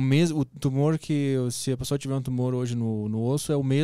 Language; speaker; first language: Portuguese; native; Portuguese